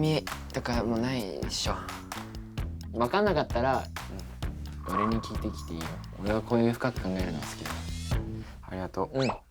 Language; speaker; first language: Japanese; native; Japanese